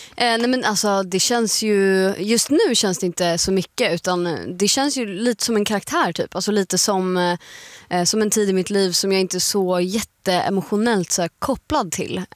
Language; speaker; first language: Swedish; native; Swedish